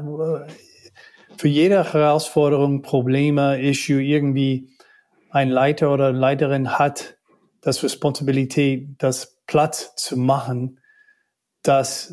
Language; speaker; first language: German; non-native, learner; English